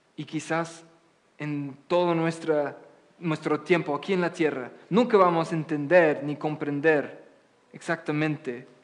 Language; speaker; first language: Spanish; non-native, fluent; English